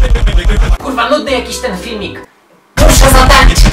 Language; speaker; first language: Polish; native; Polish